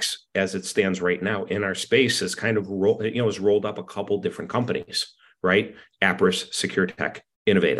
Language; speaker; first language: English; native; English